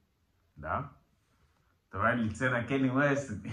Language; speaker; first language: Bulgarian; non-native, learner; Portuguese